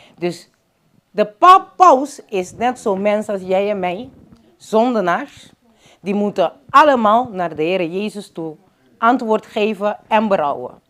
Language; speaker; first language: Dutch; non-native, local second language; Papiamento